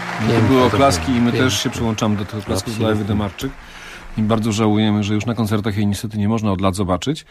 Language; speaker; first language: Polish; native; Polish